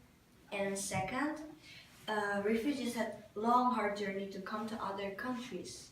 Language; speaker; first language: English; non-native, learner; Korean